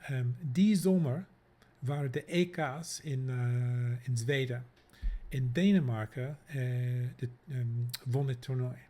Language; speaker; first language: Dutch; non-native, fluent; English